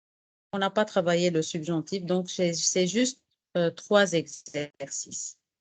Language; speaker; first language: French; non-native, fluent; Arabic